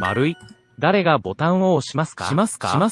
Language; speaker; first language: Japanese; non-native, learner; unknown